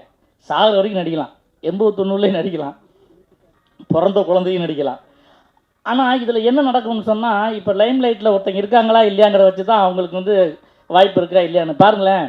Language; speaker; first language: Tamil; native; Tamil